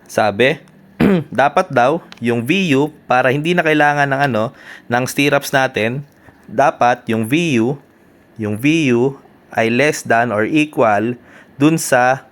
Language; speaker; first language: Filipino; native; Filipino